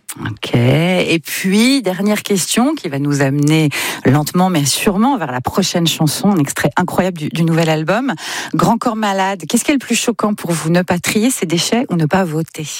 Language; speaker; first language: French; native; French